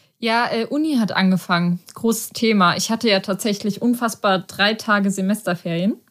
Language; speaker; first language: German; native; German